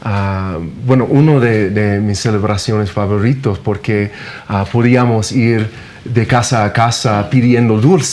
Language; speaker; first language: Spanish; non-native, fluent; English